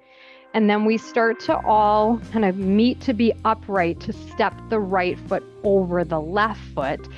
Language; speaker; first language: English; native; English